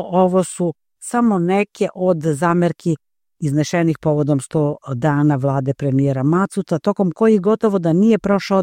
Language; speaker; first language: Croatian; native; Croatian